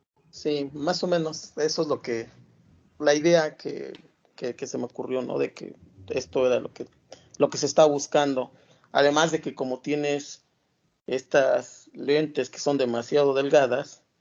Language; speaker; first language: Spanish; native; Spanish